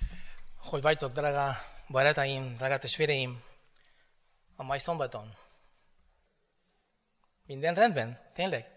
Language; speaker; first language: Hungarian; non-native, learner; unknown